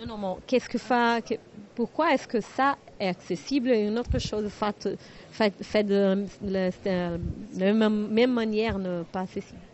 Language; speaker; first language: French; non-native, learner; Portuguese